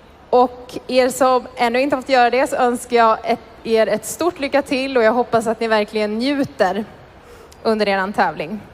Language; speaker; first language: Swedish; native; Swedish